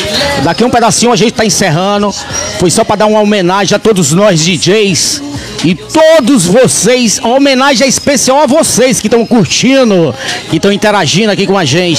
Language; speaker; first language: Portuguese; native; Portuguese